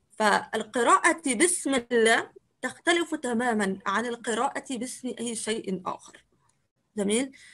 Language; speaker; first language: Arabic; native; Arabic